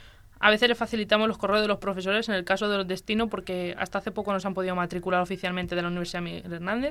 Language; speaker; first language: Spanish; native; Spanish